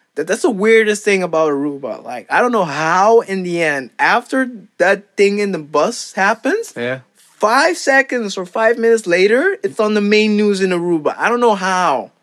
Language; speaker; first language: English; non-native, fluent; Papiamento